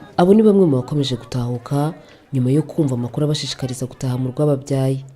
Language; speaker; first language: Kinyarwanda; native; Kinyarwanda